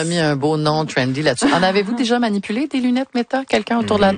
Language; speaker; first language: French; native; French